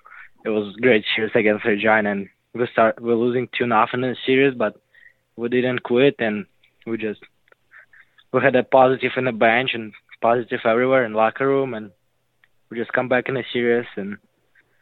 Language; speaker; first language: English; non-native, learner; Russian